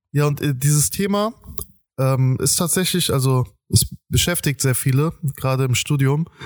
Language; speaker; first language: German; early bilingual, other home language; Persian